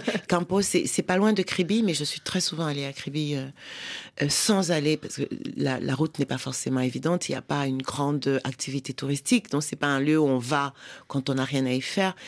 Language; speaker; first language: French; native; French